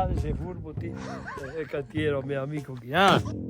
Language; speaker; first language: Italian; non-native, local second language; Venetian